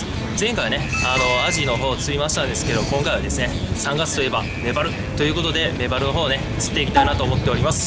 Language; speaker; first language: Japanese; native; Japanese